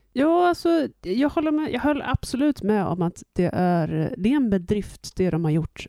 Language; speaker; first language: Swedish; native; Swedish